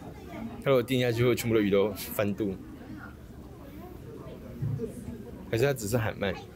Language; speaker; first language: Chinese; native; Chinese